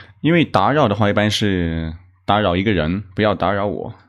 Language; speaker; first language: Chinese; non-native, learner; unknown